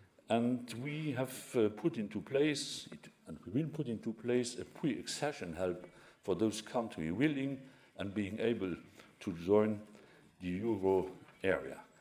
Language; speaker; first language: English; non-native, fluent; Luxembourgish